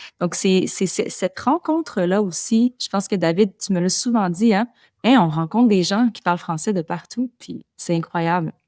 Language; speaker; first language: French; native; French